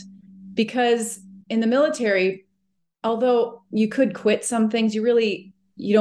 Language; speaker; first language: English; native; English